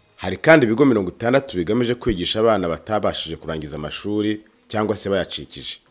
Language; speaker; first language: Kinyarwanda; native; Kinyarwanda